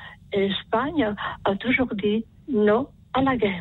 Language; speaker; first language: French; non-native, fluent; Spanish